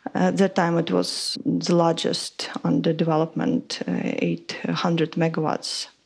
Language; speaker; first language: English; non-native, fluent; Ukrainian